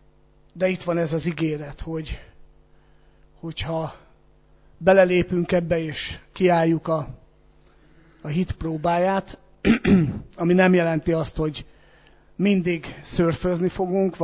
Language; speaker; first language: Hungarian; native; Hungarian